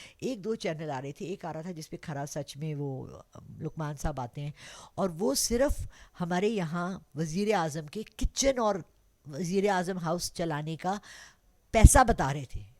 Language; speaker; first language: Urdu; non-native, local second language; Pashto